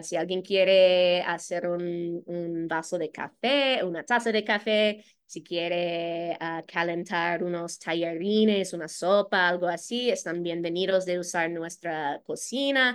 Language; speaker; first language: Spanish; non-native, fluent; English